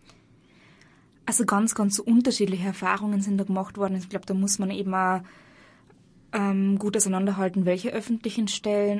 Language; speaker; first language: German; native; German